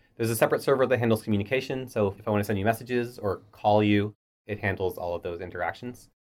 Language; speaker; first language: English; native; English